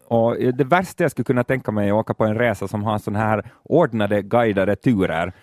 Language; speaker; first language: Swedish; native; Swedish